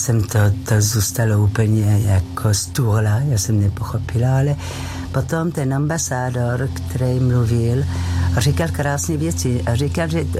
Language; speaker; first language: Czech; non-native, fluent; French